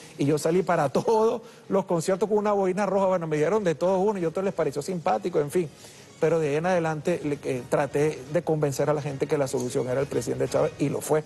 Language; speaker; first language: Spanish; early bilingual, other home language; English